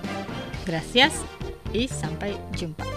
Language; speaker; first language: Spanish; non-native, fluent; Indonesian